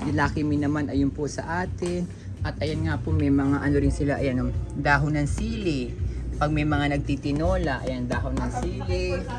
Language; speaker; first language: Filipino; native; Filipino